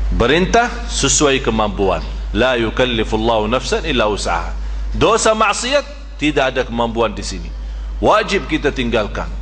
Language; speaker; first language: Malay; non-native, fluent; Arabic